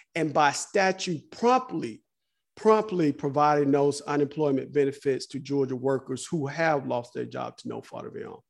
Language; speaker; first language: English; native; English